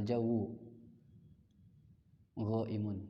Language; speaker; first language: Arabic; non-native, fluent; Indonesian